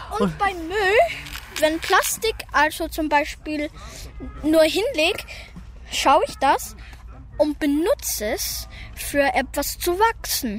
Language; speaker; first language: German; early bilingual, other home language; English